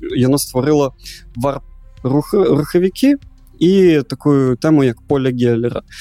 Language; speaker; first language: Belarusian; non-native, local second language; Russian